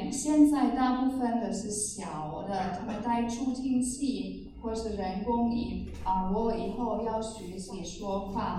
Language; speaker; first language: Chinese; non-native, fluent; German